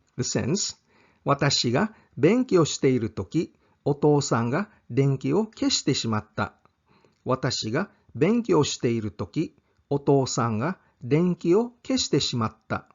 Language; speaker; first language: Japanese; non-native, fluent; English